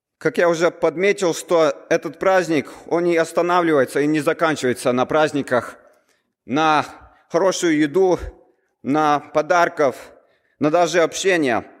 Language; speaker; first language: Russian; early bilingual, heritage; Russian